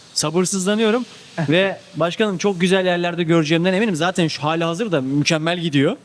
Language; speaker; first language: Turkish; native; Turkish